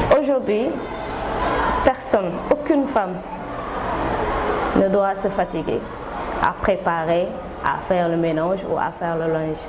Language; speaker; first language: French; non-native, local second language; Wolof